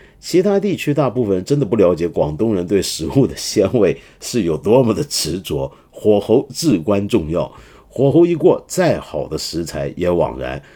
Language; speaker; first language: Chinese; non-native, local second language; Cantonese